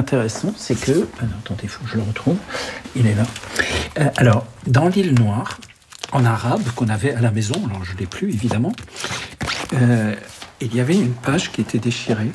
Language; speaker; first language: French; early bilingual, other home language; Arabic